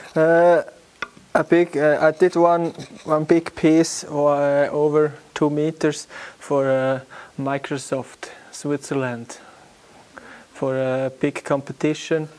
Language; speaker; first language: English; non-native, learner; German